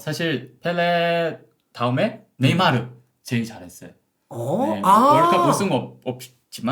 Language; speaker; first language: Korean; non-native, learner; Portuguese